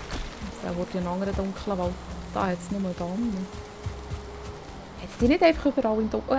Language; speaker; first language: German; native; German